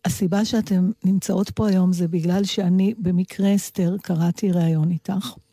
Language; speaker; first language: Hebrew; native; Hebrew